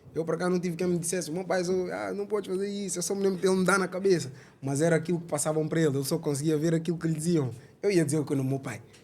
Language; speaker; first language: Portuguese; early bilingual, other home language; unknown